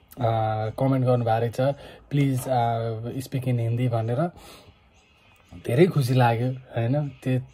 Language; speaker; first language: Nepali; native; Nepali